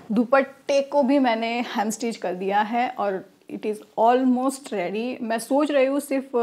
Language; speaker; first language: Hindi; non-native, local second language; Gujarati